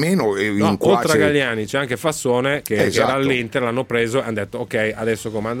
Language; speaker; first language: Italian; native; Italian